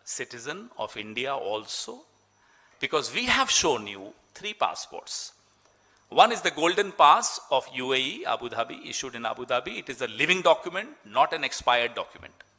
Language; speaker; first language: English; non-native, local second language; Hindi